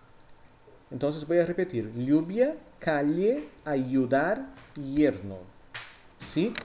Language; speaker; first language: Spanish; non-native, fluent; Portuguese